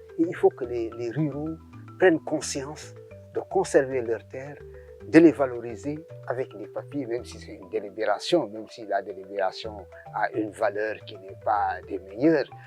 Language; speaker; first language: French; non-native, local second language; Serer